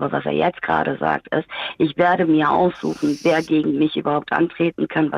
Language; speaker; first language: German; early bilingual, other home language; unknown